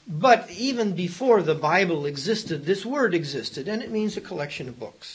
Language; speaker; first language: English; native; English